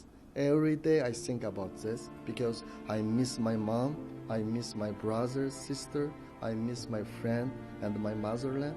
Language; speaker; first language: English; non-native, learner; Uyghur